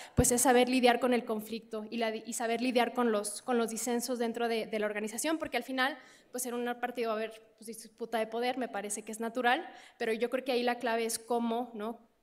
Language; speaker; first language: Spanish; native; Spanish